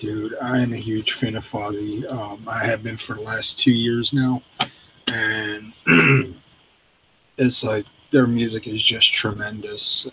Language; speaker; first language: English; native; English